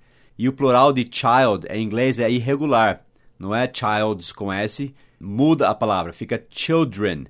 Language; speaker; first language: Portuguese; non-native, fluent; English